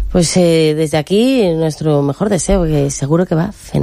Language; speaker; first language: Spanish; native; Spanish